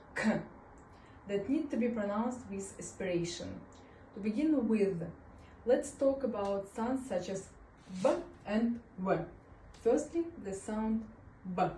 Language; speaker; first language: English; non-native, fluent; Russian